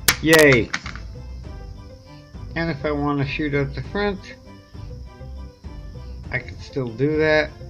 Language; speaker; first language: English; native; English